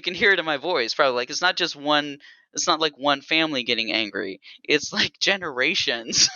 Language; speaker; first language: English; native; English